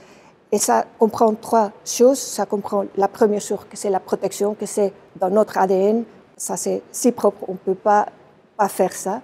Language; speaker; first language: French; non-native, fluent; Dutch